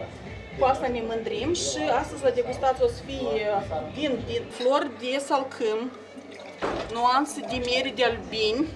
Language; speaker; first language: Romanian; non-native, local second language; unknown